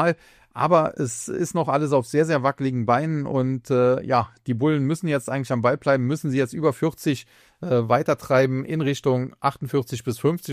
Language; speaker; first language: German; native; German